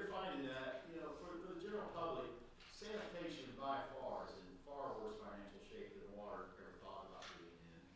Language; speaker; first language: English; native; English